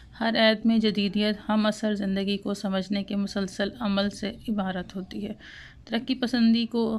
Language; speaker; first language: Urdu; non-native, local second language; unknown